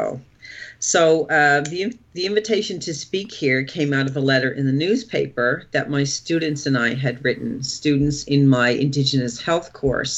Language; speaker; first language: English; native; English